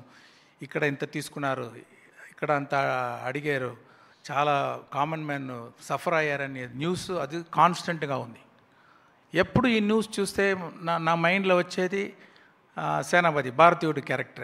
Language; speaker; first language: Telugu; non-native, learner; Tamil